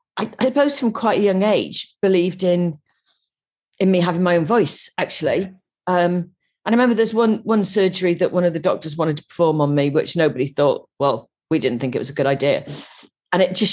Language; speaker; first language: English; native; English